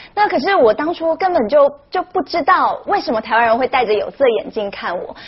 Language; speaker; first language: Chinese; native; Chinese